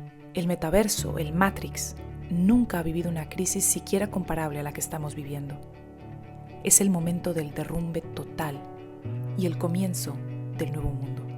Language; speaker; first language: Spanish; native; Spanish